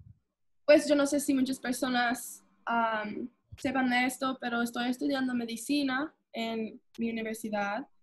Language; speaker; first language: Spanish; early bilingual, heritage; English